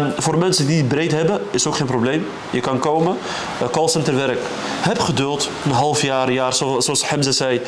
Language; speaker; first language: Dutch; early bilingual, other home language; Arabic